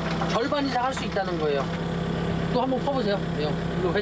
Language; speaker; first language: Korean; native; Korean